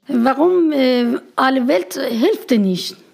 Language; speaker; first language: German; non-native, learner; Persian